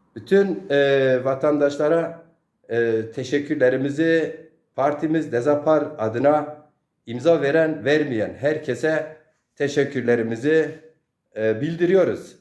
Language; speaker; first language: Turkish; non-native, local second language; Zaza